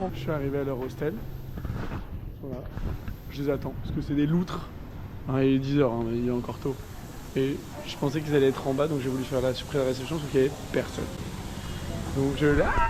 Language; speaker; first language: French; native; French